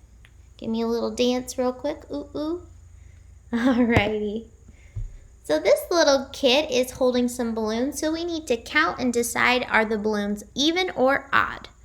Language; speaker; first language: English; native; English